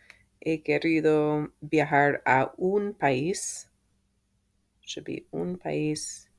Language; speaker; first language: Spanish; non-native, fluent; English